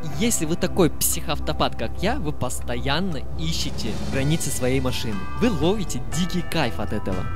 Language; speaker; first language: Russian; non-native, fluent; Turkish